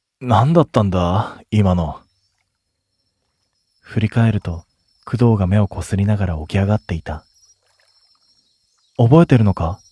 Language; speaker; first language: Japanese; native; Japanese